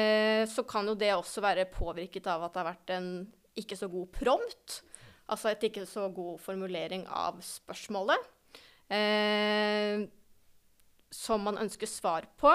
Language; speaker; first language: Norwegian; native; Norwegian